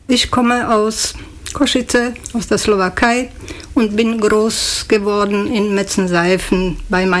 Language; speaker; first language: German; non-native, local second language; Slovak